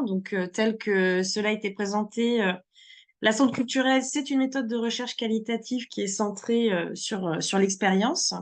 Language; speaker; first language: French; native; French